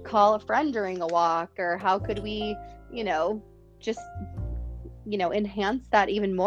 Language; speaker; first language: English; native; English